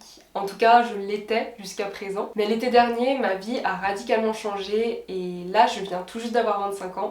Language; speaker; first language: French; native; French